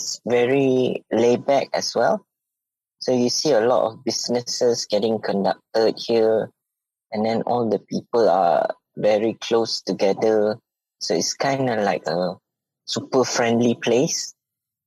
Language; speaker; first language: English; non-native, local second language; Malay